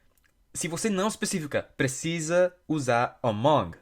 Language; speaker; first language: Portuguese; non-native, fluent; English